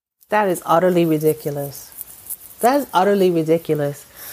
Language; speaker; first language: English; native; English